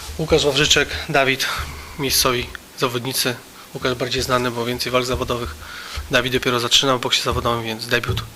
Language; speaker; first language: Polish; native; Polish